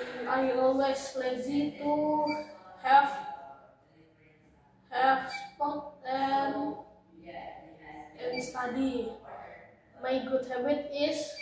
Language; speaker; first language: English; non-native, learner; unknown